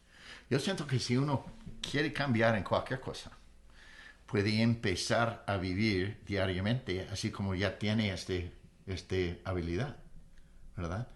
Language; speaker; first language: Spanish; non-native, fluent; English